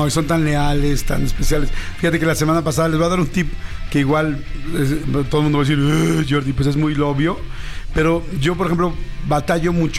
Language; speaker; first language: Spanish; native; Spanish